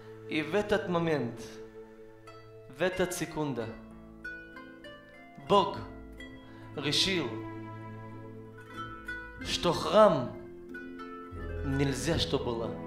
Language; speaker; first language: Russian; non-native, learner; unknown